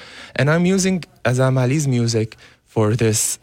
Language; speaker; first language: English; non-native, fluent; Arabic